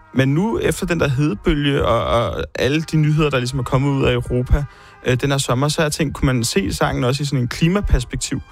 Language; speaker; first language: Danish; early bilingual, other home language; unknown